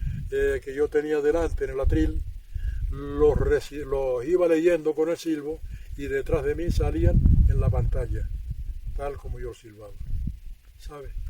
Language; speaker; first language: Spanish; native; Spanish